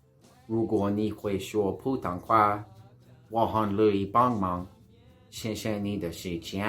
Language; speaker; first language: Chinese; non-native, learner; English